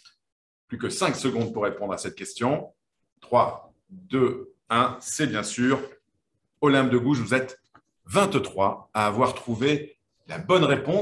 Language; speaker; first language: French; native; French